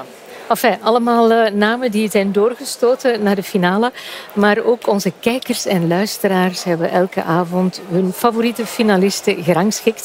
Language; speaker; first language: Dutch; native; Dutch